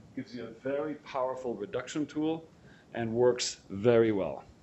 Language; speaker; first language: English; non-native, fluent; German